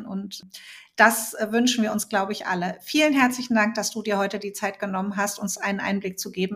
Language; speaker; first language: German; native; German